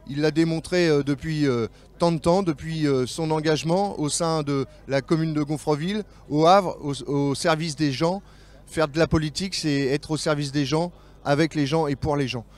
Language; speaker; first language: French; native; French